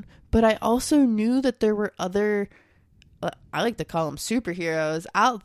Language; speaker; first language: English; native; English